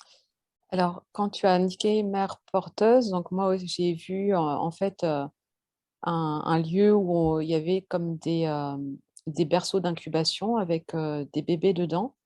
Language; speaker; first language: French; native; French